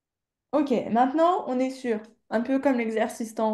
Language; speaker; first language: French; native; French